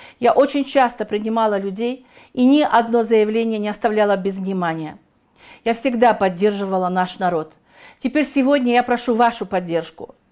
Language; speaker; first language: Russian; native; Russian